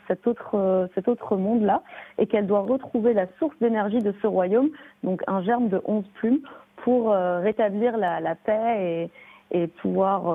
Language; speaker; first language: French; native; French